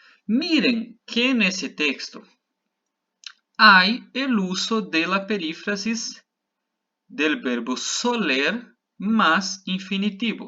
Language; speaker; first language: Spanish; non-native, fluent; Portuguese